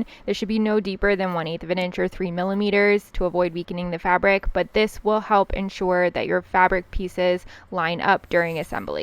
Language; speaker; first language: English; native; English